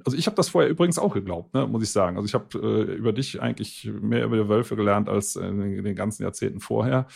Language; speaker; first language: German; native; German